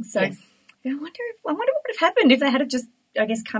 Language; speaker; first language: English; native; English